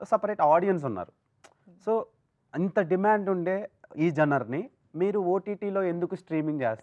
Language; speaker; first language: Telugu; native; Telugu